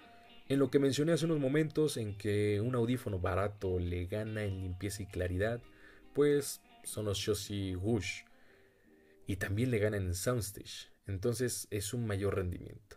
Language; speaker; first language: Spanish; native; Spanish